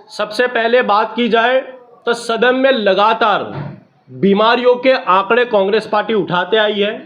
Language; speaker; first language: Hindi; non-native, local second language; Gujarati